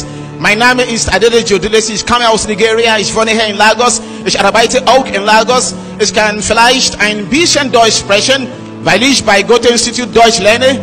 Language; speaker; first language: German; non-native, learner; Yoruba